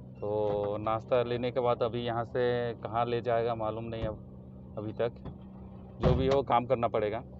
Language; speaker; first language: Hindi; non-native, local second language; Kok Borok